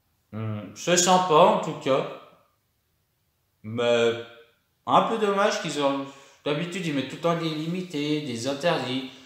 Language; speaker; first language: French; native; French